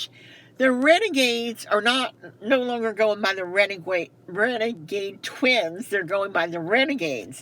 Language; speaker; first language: English; native; English